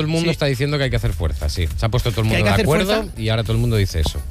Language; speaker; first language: Spanish; native; Spanish